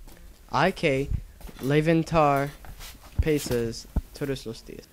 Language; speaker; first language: Spanish; non-native, learner; English